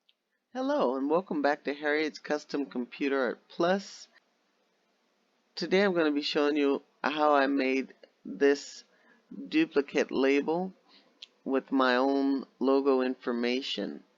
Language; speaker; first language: English; native; English